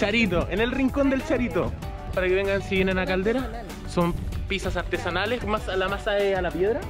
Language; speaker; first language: Spanish; native; Spanish